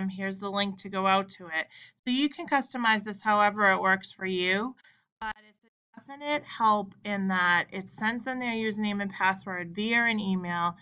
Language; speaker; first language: English; native; English